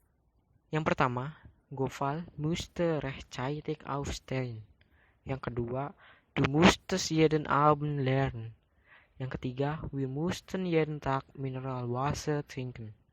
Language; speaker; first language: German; non-native, learner; Indonesian